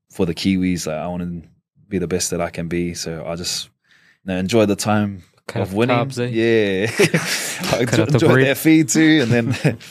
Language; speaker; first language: English; native; English